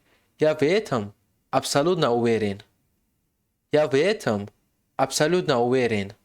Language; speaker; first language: Russian; non-native, local second language; Tajik